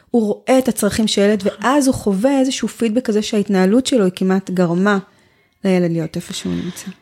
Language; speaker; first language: Hebrew; native; Hebrew